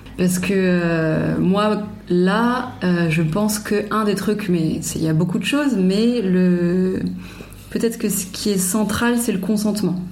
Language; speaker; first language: French; native; French